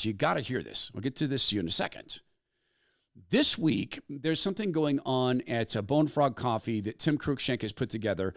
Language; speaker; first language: English; native; English